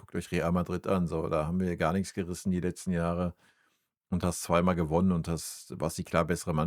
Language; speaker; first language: German; native; German